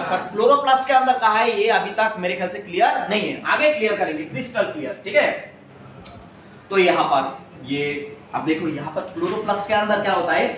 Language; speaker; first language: Hindi; non-native, local second language; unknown